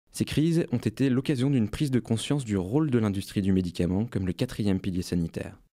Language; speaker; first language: French; native; French